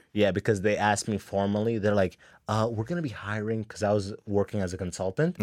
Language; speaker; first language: English; early bilingual, other home language; Arabic